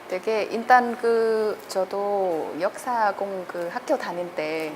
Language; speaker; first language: Korean; non-native, fluent; Vietnamese